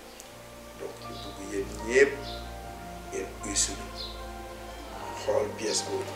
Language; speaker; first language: French; non-native, local second language; Wolof